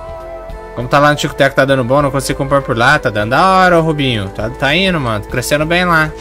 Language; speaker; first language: Portuguese; native; Portuguese